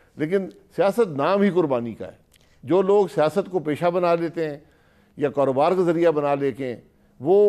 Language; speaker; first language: Urdu; non-native, local second language; Punjabi